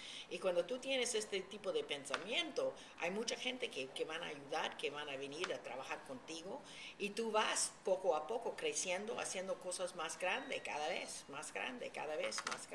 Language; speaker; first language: Spanish; early bilingual, heritage; Spanish